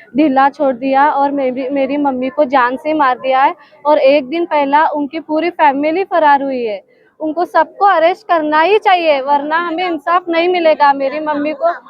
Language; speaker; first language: Hindi; non-native, local second language; Marathi